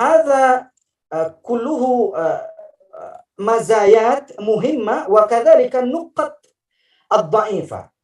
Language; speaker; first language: Arabic; non-native, fluent; Indonesian